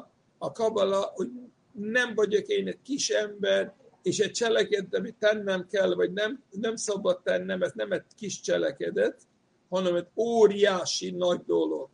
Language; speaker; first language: Hungarian; non-native, fluent; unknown